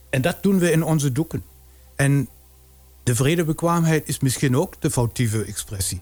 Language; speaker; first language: Dutch; non-native, fluent; German